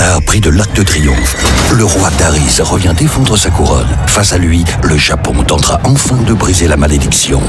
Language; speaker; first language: French; native; French